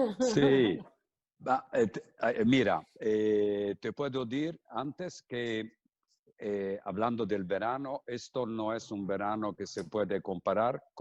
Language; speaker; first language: Spanish; non-native, fluent; Italian